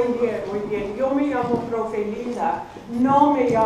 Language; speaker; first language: Spanish; non-native, fluent; English